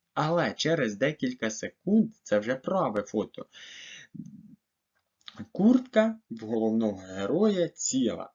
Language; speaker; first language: Ukrainian; native; Ukrainian